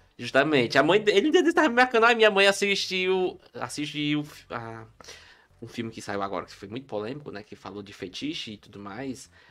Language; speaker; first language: Portuguese; native; Portuguese